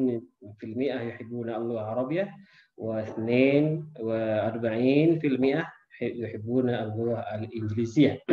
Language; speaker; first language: Arabic; non-native, fluent; Indonesian